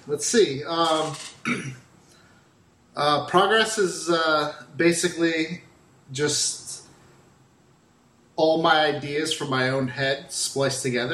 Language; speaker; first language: English; native; English